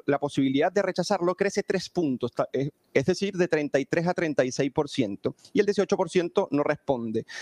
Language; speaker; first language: Spanish; native; Spanish